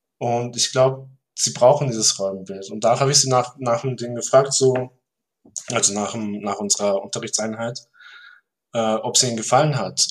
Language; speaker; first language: German; early bilingual, other home language; Turkish